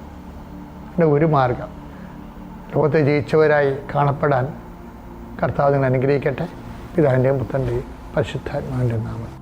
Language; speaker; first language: Malayalam; native; Malayalam